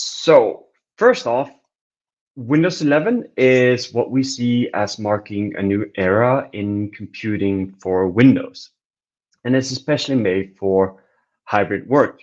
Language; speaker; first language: English; non-native, fluent; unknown